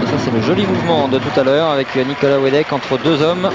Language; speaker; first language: French; native; French